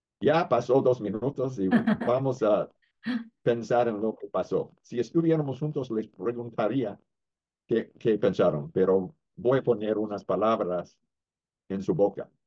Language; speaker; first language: Spanish; non-native, fluent; English